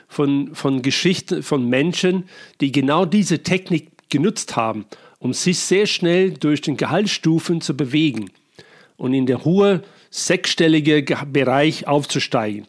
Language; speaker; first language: German; non-native, fluent; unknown